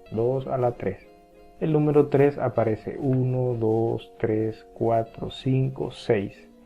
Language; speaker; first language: Spanish; native; Spanish